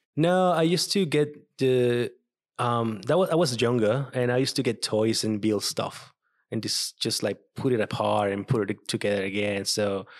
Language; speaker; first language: English; non-native, fluent; Spanish